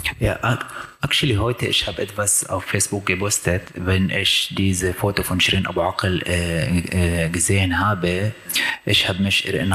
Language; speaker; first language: German; non-native, learner; Arabic